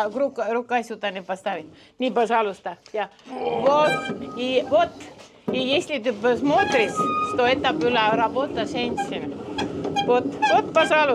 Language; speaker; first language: Russian; non-native, local second language; Estonian